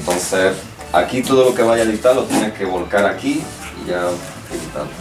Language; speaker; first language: Spanish; native; Spanish